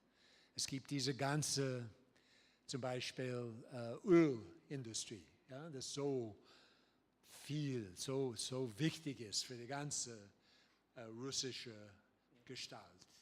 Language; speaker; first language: German; non-native, learner; English